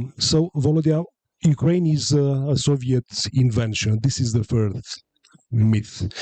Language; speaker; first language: English; non-native, fluent; Romanian